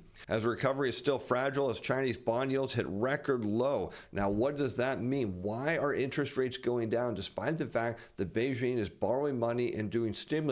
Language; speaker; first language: English; native; English